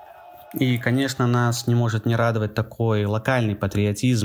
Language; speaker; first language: Russian; native; Russian